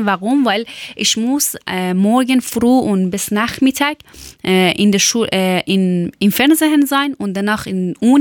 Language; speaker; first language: German; non-native, learner; Persian